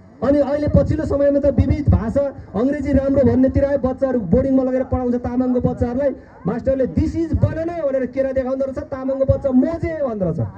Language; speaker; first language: Nepali; non-native, local second language; Eastern Tamang